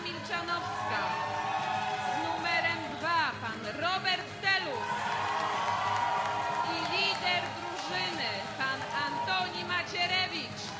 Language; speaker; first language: Polish; native; Polish